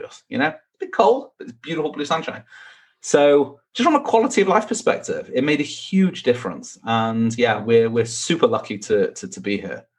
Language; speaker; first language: English; native; English